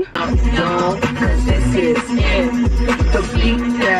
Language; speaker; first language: English; native; English